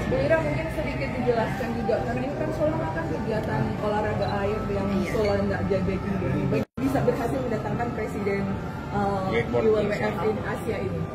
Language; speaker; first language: Indonesian; native; Indonesian